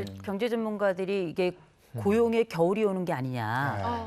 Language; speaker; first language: Korean; native; Korean